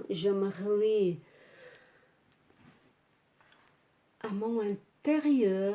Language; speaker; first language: French; non-native, fluent; Portuguese